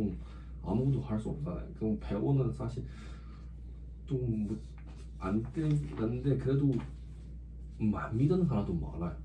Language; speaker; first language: Korean; non-native, learner; Chinese